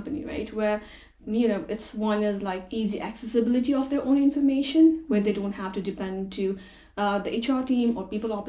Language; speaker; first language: English; non-native, local second language; Nepali